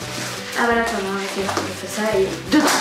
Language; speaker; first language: French; native; French